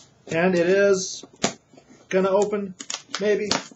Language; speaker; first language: English; native; English